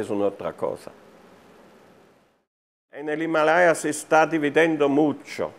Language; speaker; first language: Spanish; non-native, fluent; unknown